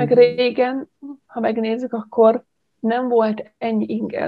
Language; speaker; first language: Hungarian; native; Hungarian